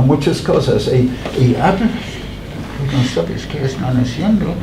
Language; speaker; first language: Spanish; non-native, fluent; English